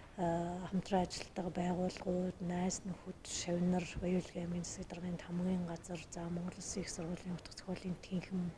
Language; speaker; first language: Mongolian; non-native, local second language; Kazakh